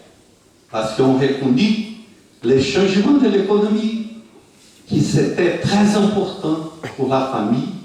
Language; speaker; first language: French; non-native, fluent; Portuguese